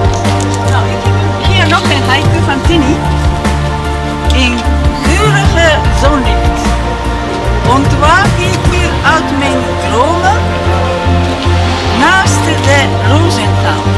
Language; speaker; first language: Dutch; non-native, fluent; Japanese